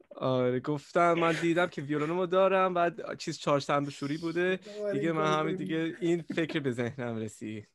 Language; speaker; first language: Persian; early bilingual, other home language; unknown